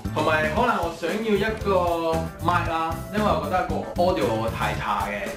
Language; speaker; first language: Cantonese; non-native, fluent; Spanish